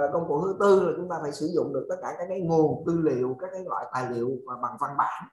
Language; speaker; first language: Vietnamese; native; Vietnamese